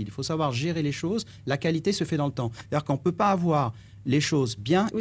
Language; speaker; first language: French; native; French